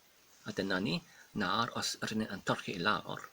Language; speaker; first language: Welsh; non-native, learner; Polish